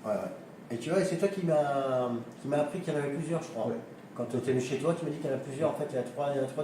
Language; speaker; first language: French; native; French